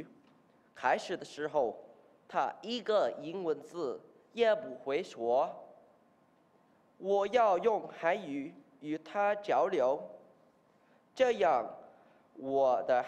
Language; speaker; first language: Chinese; non-native, learner; English